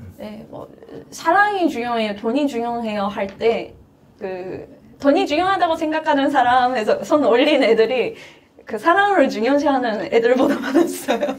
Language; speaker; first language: Korean; non-native, fluent; Japanese